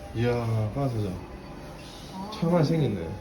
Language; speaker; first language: Korean; native; Korean